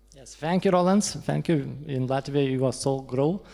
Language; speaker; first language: English; non-native, learner; Lithuanian